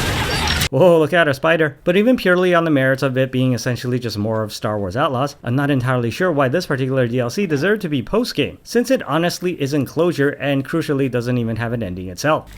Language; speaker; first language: English; native; English